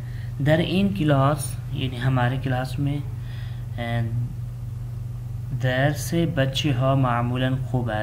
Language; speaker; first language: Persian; non-native, fluent; Urdu